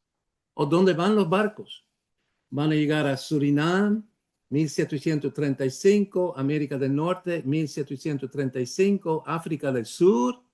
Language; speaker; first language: Spanish; non-native, fluent; English